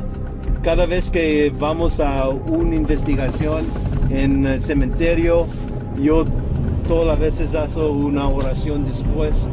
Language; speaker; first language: Spanish; early bilingual, heritage; Spanish